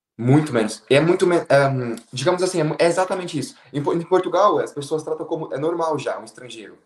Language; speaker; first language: Portuguese; native; Portuguese